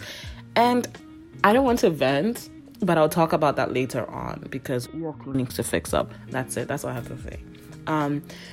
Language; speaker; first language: English; non-native, local second language; Akan